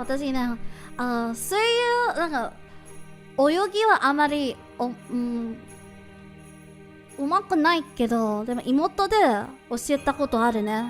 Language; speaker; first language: Japanese; non-native, learner; English